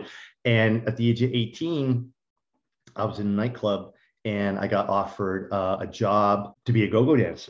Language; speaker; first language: English; native; English